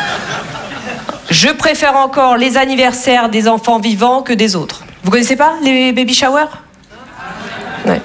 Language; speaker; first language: French; native; French